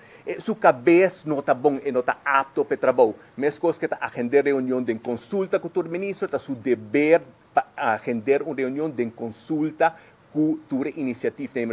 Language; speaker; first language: Spanish; non-native, learner; Papiamento